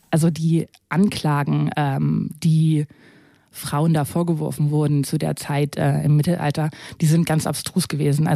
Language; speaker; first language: German; native; German